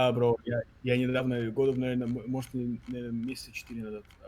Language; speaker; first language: Russian; native; Russian